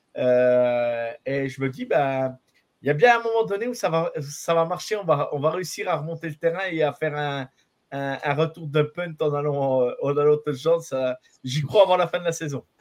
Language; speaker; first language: French; native; French